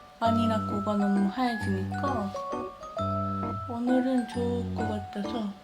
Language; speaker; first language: Korean; non-native, learner; Japanese